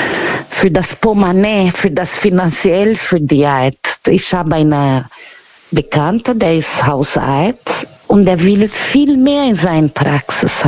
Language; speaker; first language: German; non-native, fluent; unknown